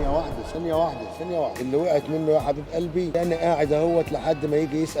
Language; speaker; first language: Arabic; native; Arabic